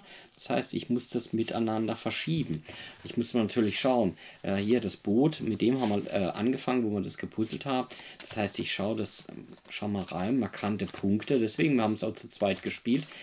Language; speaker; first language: German; native; German